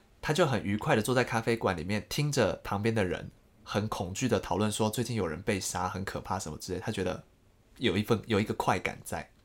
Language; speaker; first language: Chinese; native; Chinese